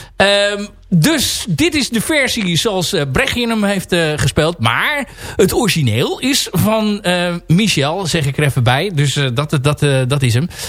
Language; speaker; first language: Dutch; native; Dutch